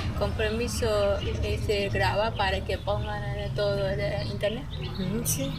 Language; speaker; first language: Spanish; non-native, learner; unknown